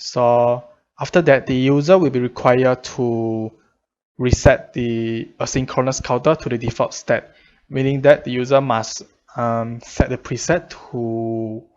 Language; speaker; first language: English; non-native, fluent; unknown